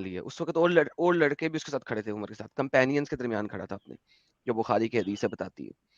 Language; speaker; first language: Hindi; native; Hindi